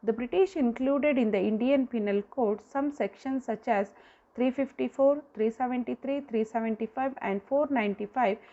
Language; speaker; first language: English; non-native, local second language; Kannada